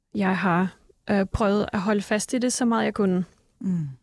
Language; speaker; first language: Danish; early bilingual, other home language; Russian